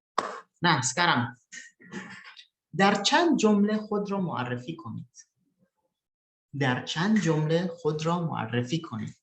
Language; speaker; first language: Persian; early bilingual, other home language; Indonesian